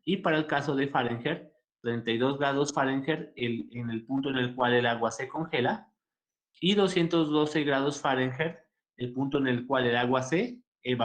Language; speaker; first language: Spanish; native; Spanish